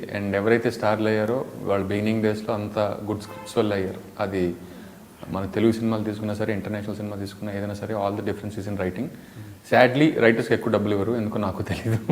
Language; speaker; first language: Telugu; native; Telugu